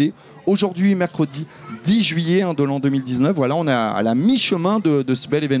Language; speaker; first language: French; native; French